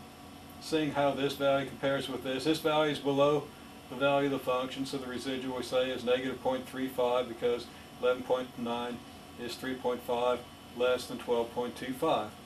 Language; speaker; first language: English; native; English